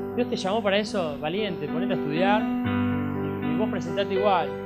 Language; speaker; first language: Spanish; native; Spanish